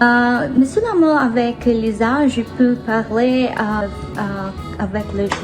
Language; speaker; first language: French; non-native, learner; Portuguese